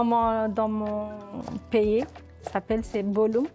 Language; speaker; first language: French; non-native, learner; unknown